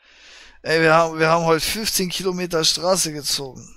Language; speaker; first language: German; native; German